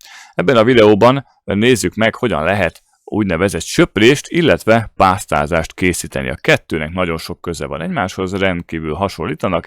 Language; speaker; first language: Hungarian; native; Hungarian